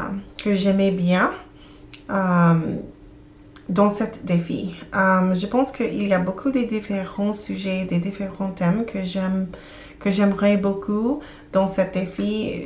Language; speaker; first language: French; non-native, learner; English